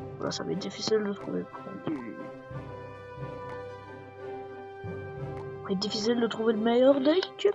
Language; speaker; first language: French; native; French